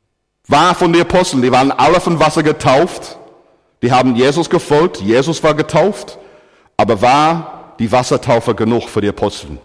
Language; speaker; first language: German; non-native, fluent; English